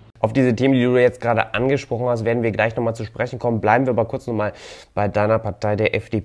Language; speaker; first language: German; native; German